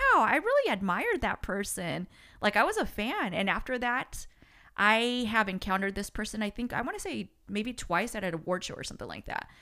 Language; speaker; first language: English; early bilingual, other home language; Spanish